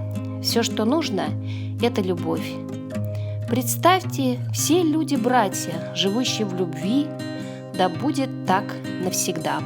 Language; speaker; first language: Russian; native; Russian